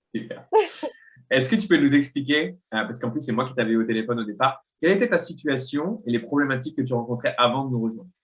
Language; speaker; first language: French; native; French